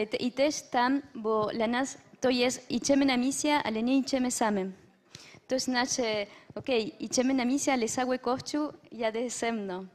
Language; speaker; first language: Polish; non-native, learner; French